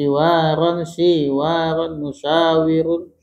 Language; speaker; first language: Arabic; non-native, fluent; Indonesian